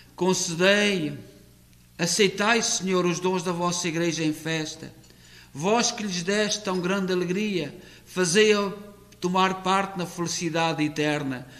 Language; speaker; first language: Portuguese; native; Portuguese